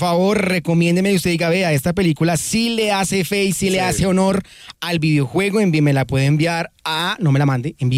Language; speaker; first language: Spanish; native; Spanish